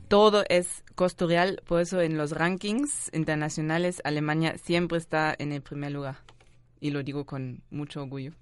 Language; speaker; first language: Spanish; non-native, fluent; German